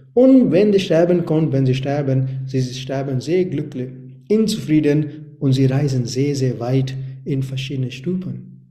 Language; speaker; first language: German; non-native, learner; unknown